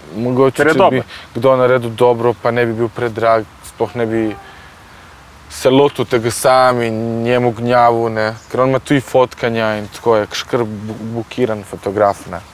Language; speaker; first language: Slovenian; native; Slovenian